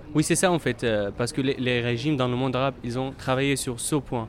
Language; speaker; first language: French; non-native, fluent; Arabic